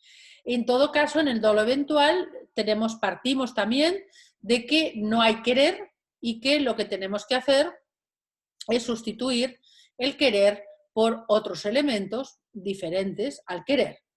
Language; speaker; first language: Spanish; native; Spanish